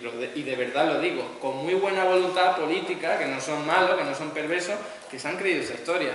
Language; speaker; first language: Spanish; native; Spanish